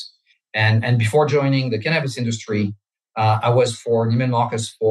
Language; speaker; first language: English; non-native, fluent; French